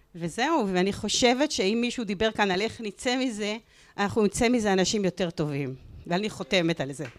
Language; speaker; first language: Hebrew; native; Hebrew